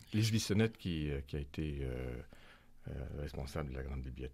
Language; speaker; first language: French; native; French